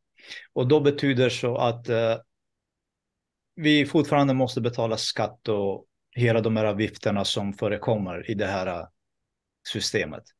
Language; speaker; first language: Swedish; non-native, fluent; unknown